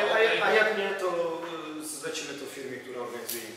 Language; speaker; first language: Polish; native; Polish